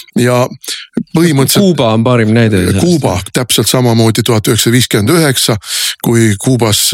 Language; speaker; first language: Estonian; native; Estonian